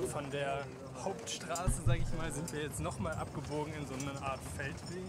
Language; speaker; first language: German; native; German